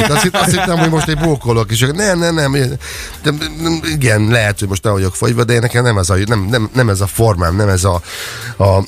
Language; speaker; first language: Hungarian; native; Hungarian